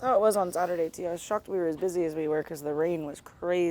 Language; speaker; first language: English; native; English